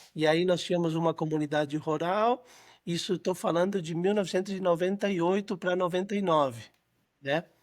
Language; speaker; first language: Portuguese; non-native, fluent; Spanish